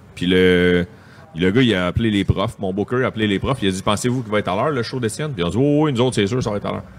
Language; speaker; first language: French; native; French